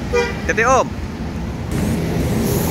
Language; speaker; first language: Indonesian; native; Indonesian